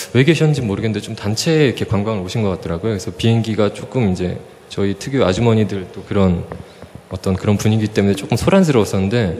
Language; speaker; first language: Korean; native; Korean